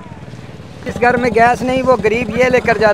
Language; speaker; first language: Hindi; non-native, local second language; Punjabi